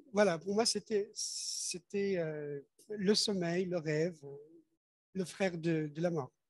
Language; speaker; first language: French; non-native, fluent; Persian